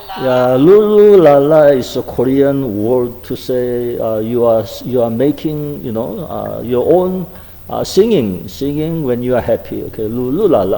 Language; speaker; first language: English; non-native, fluent; Korean